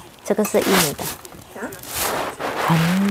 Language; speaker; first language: Chinese; non-native, fluent; Indonesian